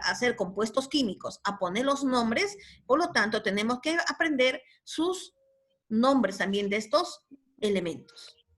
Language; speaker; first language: Spanish; native; Spanish